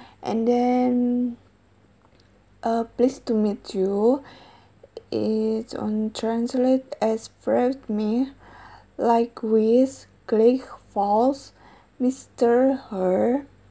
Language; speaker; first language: English; non-native, learner; Indonesian